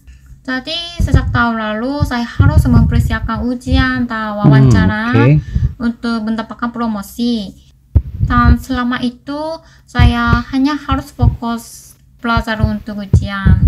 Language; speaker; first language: Indonesian; non-native, fluent; Korean